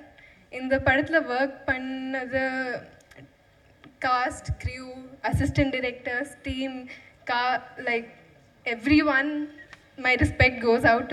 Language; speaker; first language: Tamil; non-native, fluent; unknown